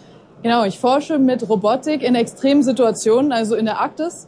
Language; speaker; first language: German; native; German